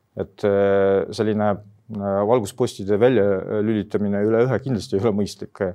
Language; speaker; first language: Estonian; non-native, local second language; Russian